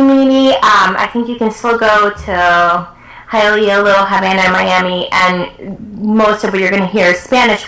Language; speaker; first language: English; early bilingual, other home language; Spanish